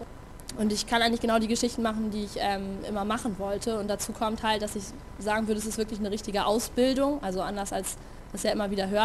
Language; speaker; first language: German; native; German